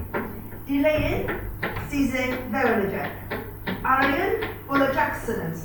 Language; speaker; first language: Turkish; non-native, fluent; English